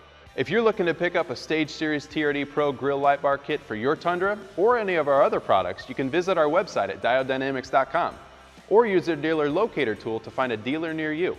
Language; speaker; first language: English; native; English